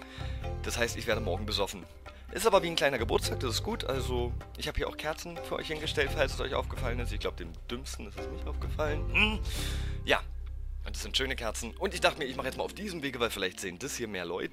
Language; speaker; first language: German; native; German